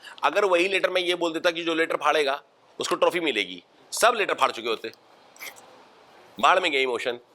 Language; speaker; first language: Hindi; native; Hindi